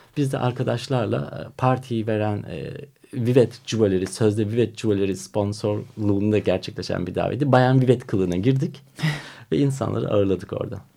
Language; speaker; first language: Turkish; early bilingual, heritage; Turkish